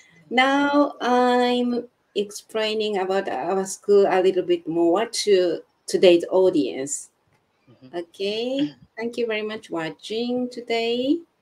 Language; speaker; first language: English; non-native, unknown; Japanese